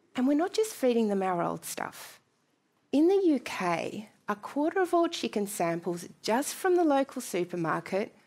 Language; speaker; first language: English; native; English